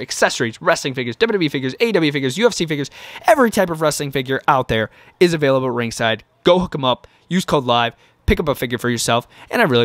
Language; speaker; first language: English; native; English